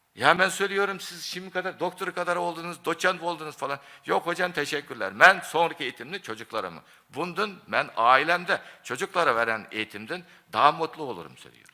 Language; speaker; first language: Turkish; non-native, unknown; Japanese